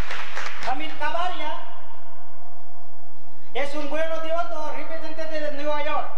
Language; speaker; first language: Spanish; non-native, learner; Gujarati